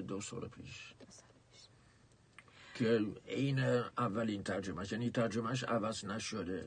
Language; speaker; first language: Persian; non-native, fluent; Dutch